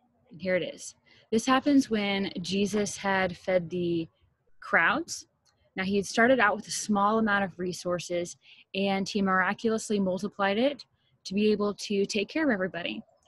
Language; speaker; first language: English; native; English